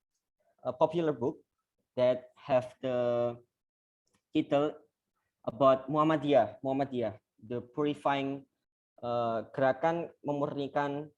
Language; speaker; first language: English; non-native, learner; Indonesian